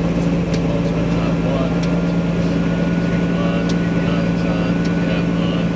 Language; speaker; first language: English; native; English